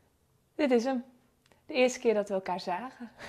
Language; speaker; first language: Dutch; early bilingual, other home language; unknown